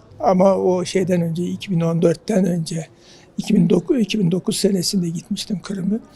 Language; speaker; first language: Turkish; native; Turkish